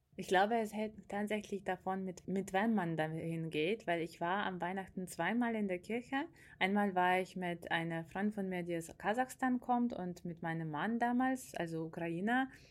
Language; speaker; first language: German; non-native, fluent; Ukrainian